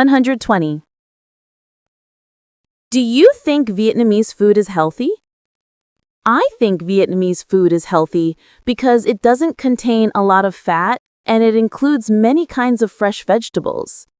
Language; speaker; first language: English; non-native, learner; Vietnamese